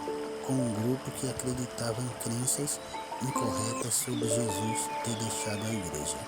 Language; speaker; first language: Portuguese; native; Portuguese